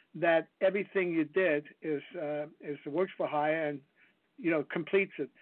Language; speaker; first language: English; non-native, fluent; Danish